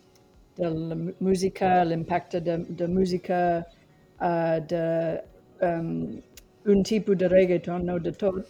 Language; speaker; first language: Catalan; non-native, learner; English